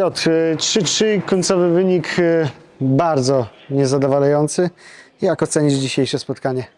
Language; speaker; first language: Polish; native; Polish